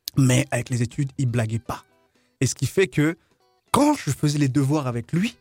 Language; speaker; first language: French; early bilingual, other home language; Lingala